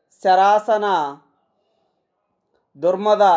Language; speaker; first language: Telugu; native; Telugu